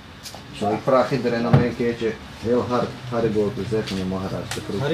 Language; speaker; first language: Dutch; non-native, fluent; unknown